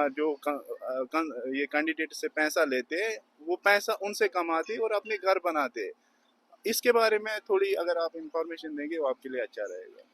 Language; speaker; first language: Hindi; non-native, local second language; Kashmiri